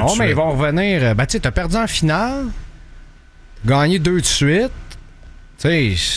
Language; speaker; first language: French; native; French